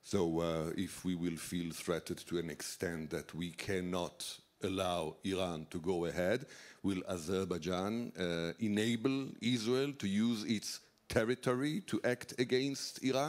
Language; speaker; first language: English; non-native, fluent; Hebrew